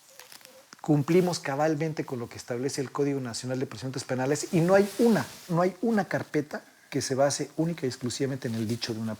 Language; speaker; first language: Spanish; native; Spanish